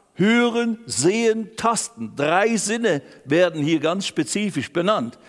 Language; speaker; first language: German; native; German